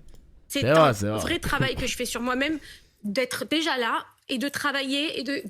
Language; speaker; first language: French; native; French